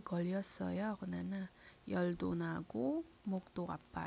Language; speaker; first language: Korean; non-native, fluent; Iloko